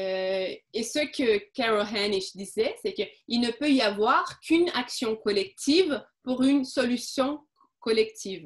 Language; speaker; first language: French; non-native, fluent; Portuguese